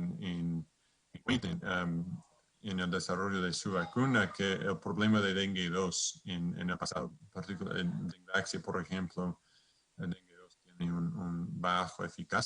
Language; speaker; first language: Spanish; non-native, fluent; English